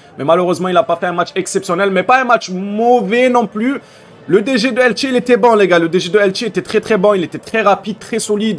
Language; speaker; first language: French; native; French